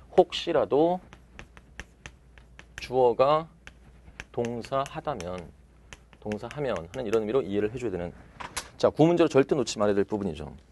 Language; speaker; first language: Korean; native; Korean